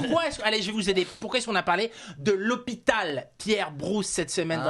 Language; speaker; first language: French; native; French